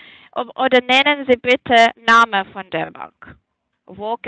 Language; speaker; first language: German; non-native, fluent; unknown